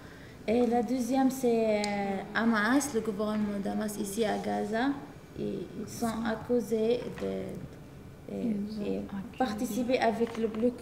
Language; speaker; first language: French; non-native, learner; Arabic